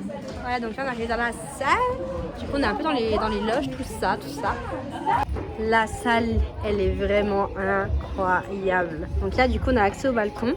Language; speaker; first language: French; native; French